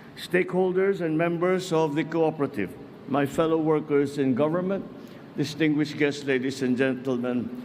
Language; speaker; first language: English; non-native, local second language; Filipino